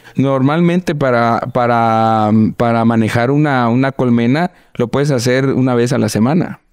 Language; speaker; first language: Spanish; native; Spanish